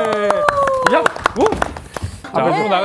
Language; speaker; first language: Korean; native; Korean